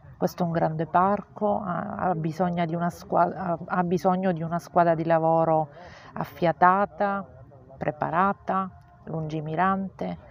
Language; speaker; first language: Italian; native; Italian